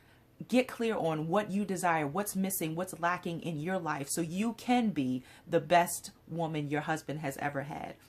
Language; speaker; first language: English; native; English